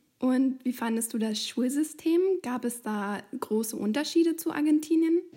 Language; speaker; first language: German; native; German